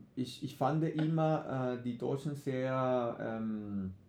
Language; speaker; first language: German; non-native, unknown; Spanish